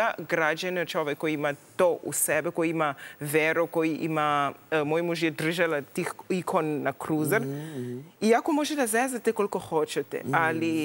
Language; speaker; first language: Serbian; non-native, learner; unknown